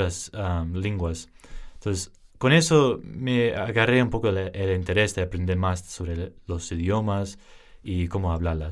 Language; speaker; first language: Spanish; early bilingual, heritage; English